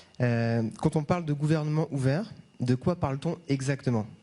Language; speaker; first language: French; native; French